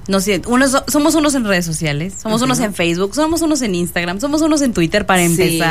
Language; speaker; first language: Spanish; native; Spanish